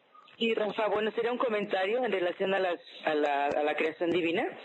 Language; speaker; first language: Spanish; native; Spanish